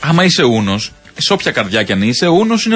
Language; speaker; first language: Greek; native; Greek